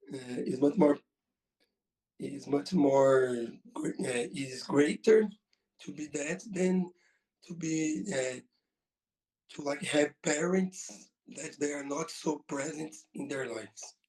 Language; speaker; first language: English; non-native, learner; Portuguese